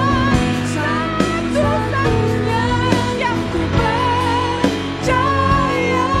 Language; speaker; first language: Indonesian; native; Indonesian